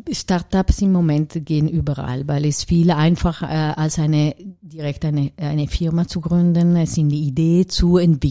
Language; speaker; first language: German; non-native, fluent; Italian